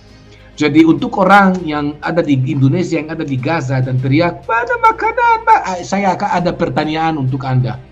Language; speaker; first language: Indonesian; non-native, fluent; Hebrew